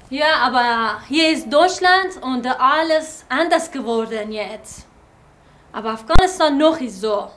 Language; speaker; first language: German; non-native, learner; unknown